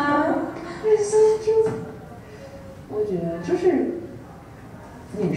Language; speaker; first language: Chinese; non-native, learner; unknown